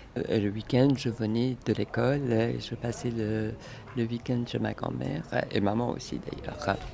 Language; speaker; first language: French; non-native, fluent; Persian